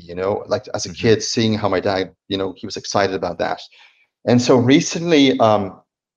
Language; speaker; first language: English; native; English